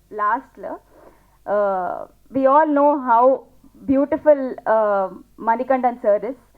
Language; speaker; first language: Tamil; non-native, learner; Telugu